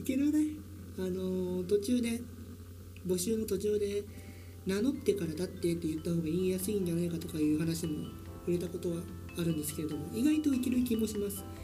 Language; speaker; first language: Japanese; native; Japanese